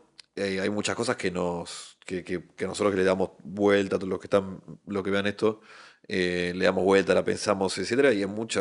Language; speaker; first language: Spanish; native; Spanish